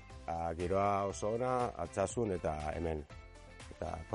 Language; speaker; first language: Basque; non-native, learner; Spanish